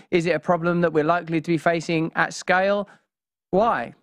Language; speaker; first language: English; native; English